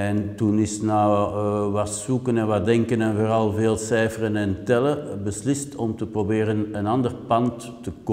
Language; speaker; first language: Dutch; native; Dutch